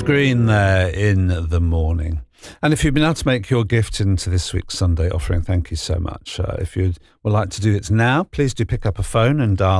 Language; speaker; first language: English; native; English